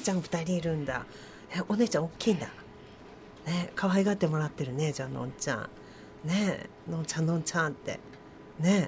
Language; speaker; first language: Japanese; native; Japanese